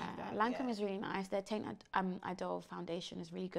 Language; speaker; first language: English; native; English